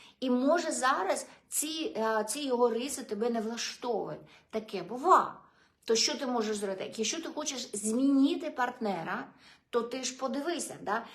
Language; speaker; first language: Ukrainian; non-native, local second language; Russian